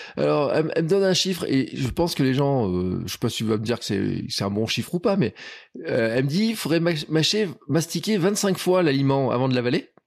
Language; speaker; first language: French; native; French